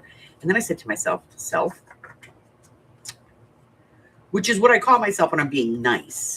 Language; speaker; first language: English; native; English